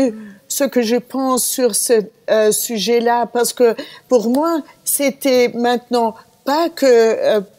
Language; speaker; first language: French; non-native, fluent; German